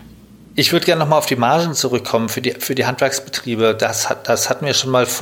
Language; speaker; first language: German; native; German